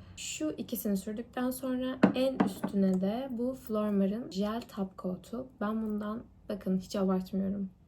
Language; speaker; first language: Turkish; early bilingual, heritage; Turkish